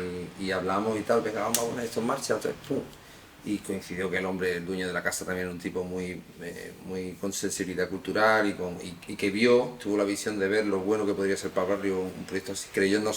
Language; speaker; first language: Spanish; native; Spanish